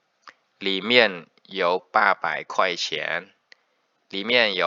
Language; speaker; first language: Chinese; non-native, fluent; Khmer